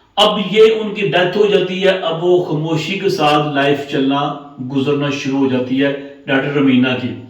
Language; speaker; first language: Urdu; non-native, local second language; Punjabi